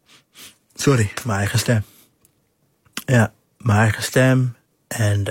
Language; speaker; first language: Dutch; non-native, fluent; English